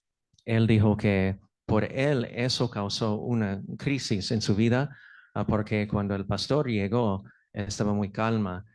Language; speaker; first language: Spanish; non-native, fluent; English